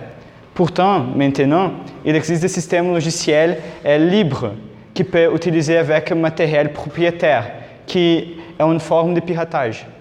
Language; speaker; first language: French; non-native, learner; Portuguese